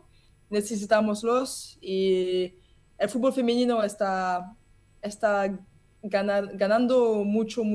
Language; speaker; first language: Spanish; non-native, learner; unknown